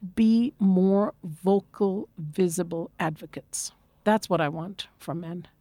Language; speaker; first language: English; non-native, local second language; Bangla